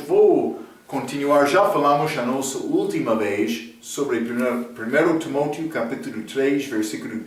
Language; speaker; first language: Portuguese; non-native, fluent; English